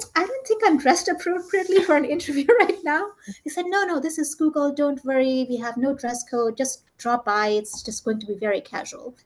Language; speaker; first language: English; early bilingual, heritage; German